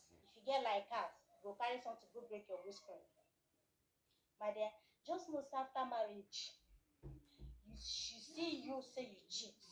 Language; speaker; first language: Nigerian Pidgin; non-native, local second language; Igbo